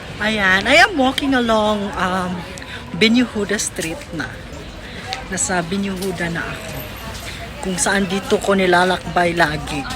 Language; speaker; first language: Filipino; native; Filipino